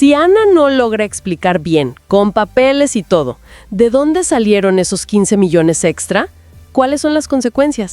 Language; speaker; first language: Spanish; native; Spanish